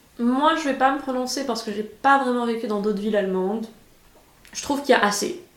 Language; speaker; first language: French; native; French